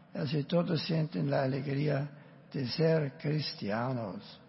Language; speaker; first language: Spanish; non-native, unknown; German